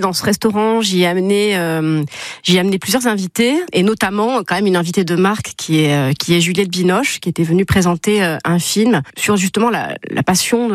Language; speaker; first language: French; native; French